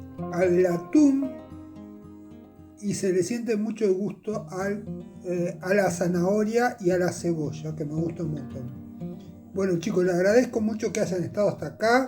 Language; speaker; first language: Spanish; native; Spanish